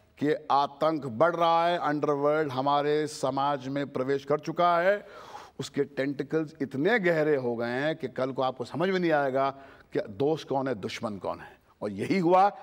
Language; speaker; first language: Hindi; native; Hindi